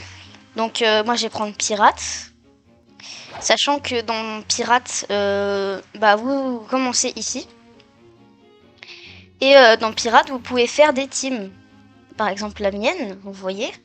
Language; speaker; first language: French; native; French